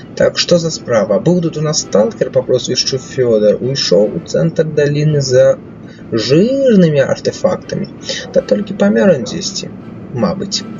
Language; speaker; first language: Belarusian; non-native, local second language; Russian